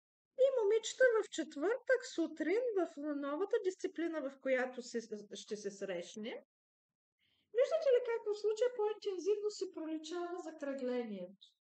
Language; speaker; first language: Bulgarian; native; Bulgarian